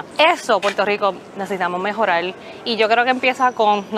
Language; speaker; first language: Spanish; early bilingual, heritage; English